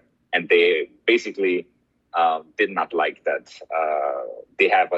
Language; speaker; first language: English; non-native, fluent; German